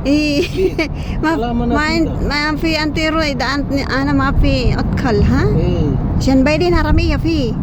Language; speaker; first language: Arabic; non-native, learner; Filipino